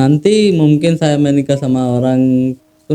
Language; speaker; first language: Indonesian; non-native, learner; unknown